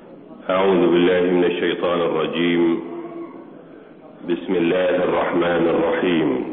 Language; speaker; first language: Arabic; native; Arabic